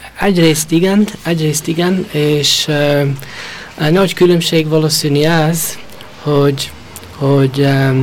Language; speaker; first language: Hungarian; early bilingual, heritage; Hungarian